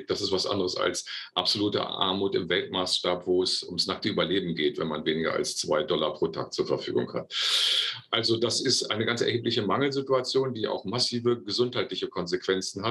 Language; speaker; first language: German; native; German